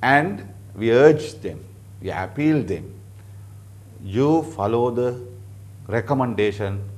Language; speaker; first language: English; non-native, local second language; Sinhala